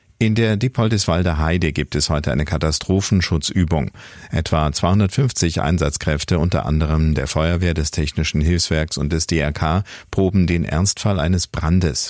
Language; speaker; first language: German; native; German